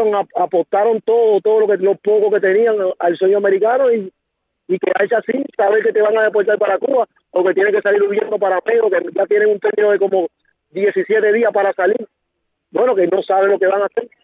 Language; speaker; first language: Spanish; native; Spanish